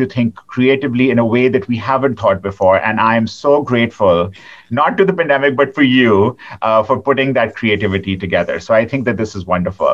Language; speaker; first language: English; non-native, local second language; Urdu